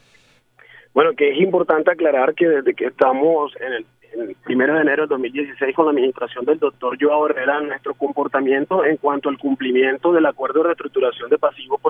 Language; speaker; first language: Spanish; native; Spanish